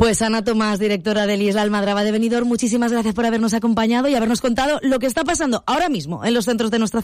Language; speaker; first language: Spanish; native; Spanish